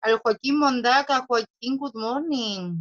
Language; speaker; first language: Spanish; native; Spanish